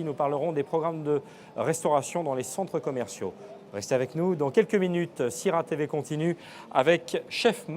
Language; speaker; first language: French; native; French